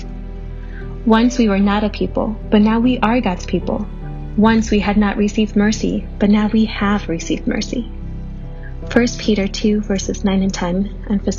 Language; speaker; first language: English; early bilingual, other home language; Spanish